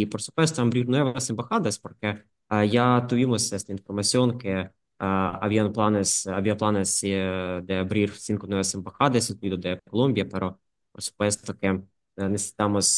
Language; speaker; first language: Spanish; non-native, fluent; Ukrainian